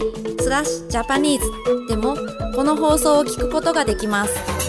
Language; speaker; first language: Japanese; non-native, fluent; Indonesian